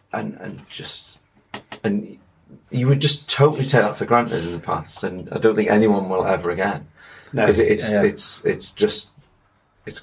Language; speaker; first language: English; native; English